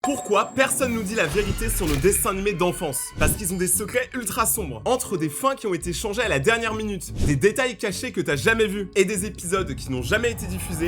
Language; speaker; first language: French; native; French